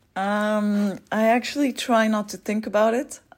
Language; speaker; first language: English; non-native, fluent; French